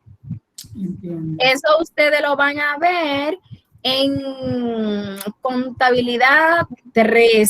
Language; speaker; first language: Spanish; native; Spanish